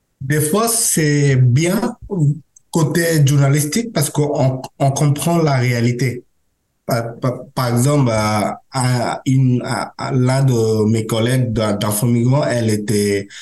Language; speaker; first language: French; non-native, learner; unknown